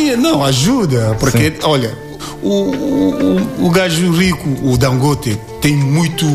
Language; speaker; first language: Portuguese; non-native, learner; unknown